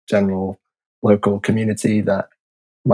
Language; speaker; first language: English; native; English